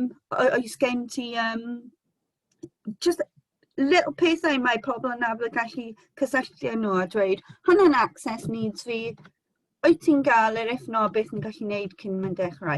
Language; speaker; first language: Welsh; non-native, local second language; English